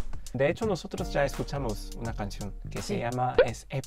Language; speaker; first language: Spanish; non-native, fluent; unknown